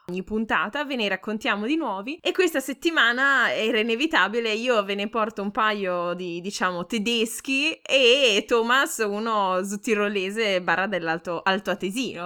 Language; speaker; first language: Italian; native; Italian